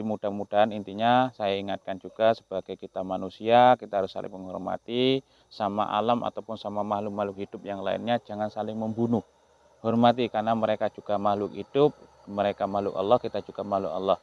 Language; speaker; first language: Indonesian; native; Indonesian